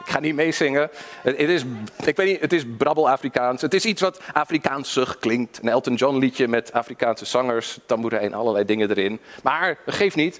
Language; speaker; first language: Dutch; early bilingual, other home language; English